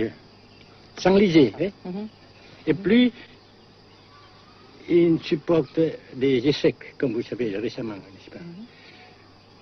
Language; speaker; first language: French; non-native, fluent; Vietnamese